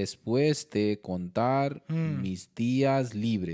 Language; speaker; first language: Spanish; non-native, learner; Hindi